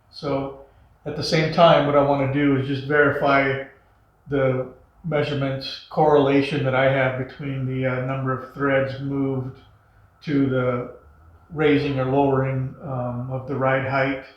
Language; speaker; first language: English; native; English